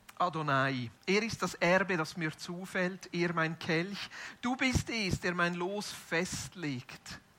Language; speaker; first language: German; native; German